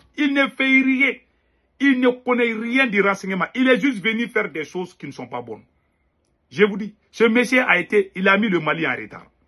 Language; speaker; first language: French; non-native, local second language; Bambara